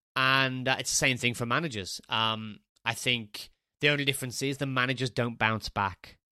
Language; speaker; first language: English; native; English